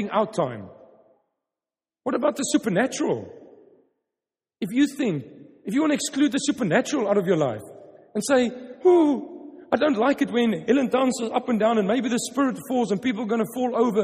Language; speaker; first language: English; non-native, local second language; Afrikaans